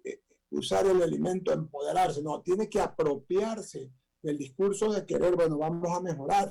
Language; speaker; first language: Spanish; native; Spanish